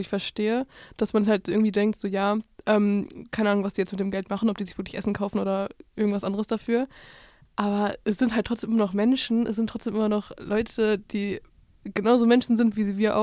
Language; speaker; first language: German; native; German